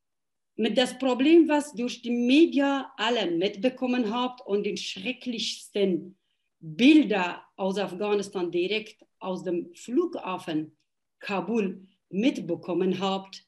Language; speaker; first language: German; non-native, fluent; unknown